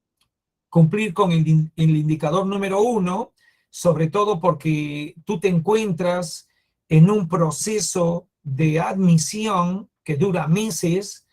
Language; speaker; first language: Spanish; native; Spanish